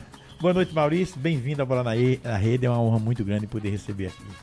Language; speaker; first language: Portuguese; native; Portuguese